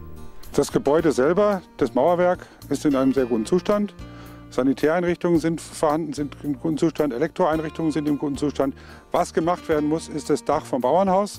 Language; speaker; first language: German; native; German